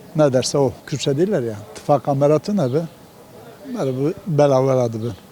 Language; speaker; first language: Turkish; non-native, local second language; Kurdish